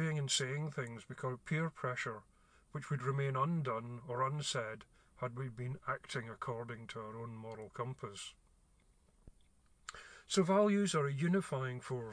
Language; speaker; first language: English; native; English